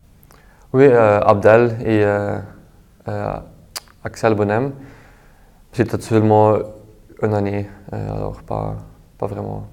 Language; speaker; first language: French; non-native, local second language; Dutch